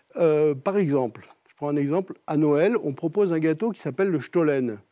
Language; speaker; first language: French; native; French